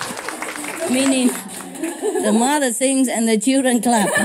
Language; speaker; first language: English; non-native, fluent; Vietnamese